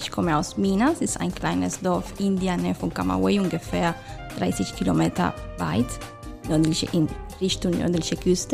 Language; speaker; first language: German; non-native, fluent; Spanish